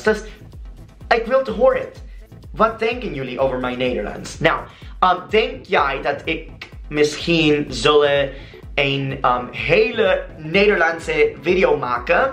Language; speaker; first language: Dutch; non-native, learner; Spanish